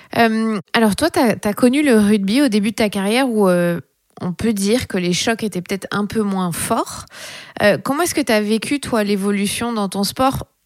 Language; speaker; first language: French; native; French